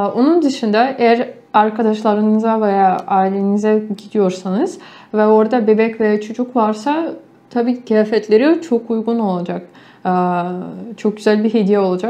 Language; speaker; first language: Turkish; non-native, fluent; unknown